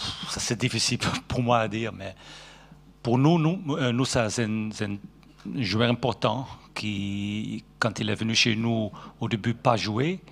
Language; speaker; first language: French; non-native, fluent; Dutch